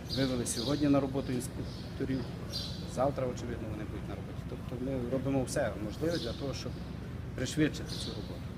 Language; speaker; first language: Ukrainian; native; Ukrainian